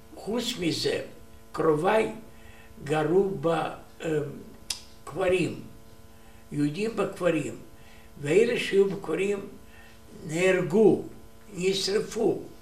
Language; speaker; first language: Hebrew; non-native, learner; Romanian